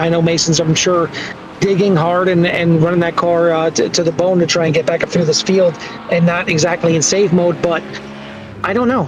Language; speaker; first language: English; native; English